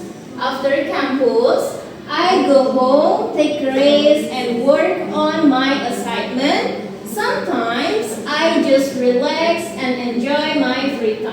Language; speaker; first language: English; non-native, learner; Indonesian